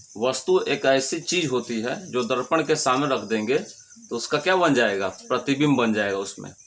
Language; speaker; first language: Hindi; native; Hindi